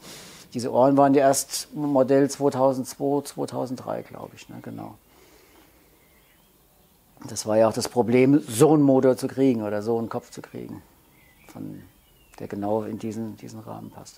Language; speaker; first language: German; native; German